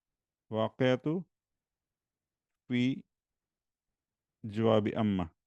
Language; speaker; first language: Arabic; non-native, fluent; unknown